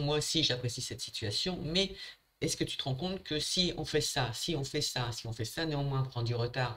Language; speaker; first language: French; native; French